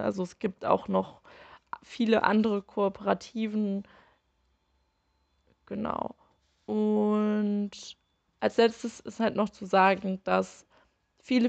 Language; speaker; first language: German; native; German